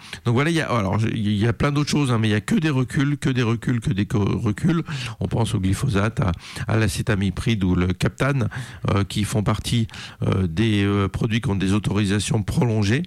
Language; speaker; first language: French; native; French